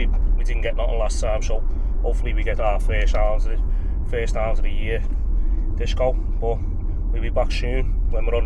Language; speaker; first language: English; native; English